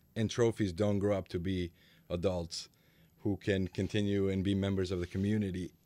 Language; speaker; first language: English; early bilingual, other home language; Macedonian